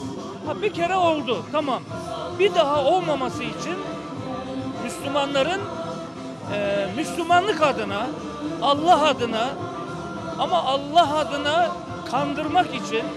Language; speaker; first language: Turkish; native; Turkish